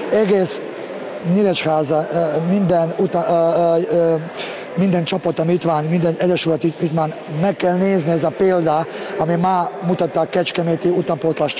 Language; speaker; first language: Hungarian; non-native, learner; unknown